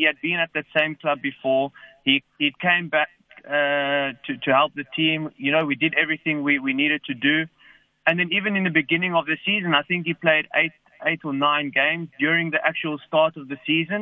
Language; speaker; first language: English; native; English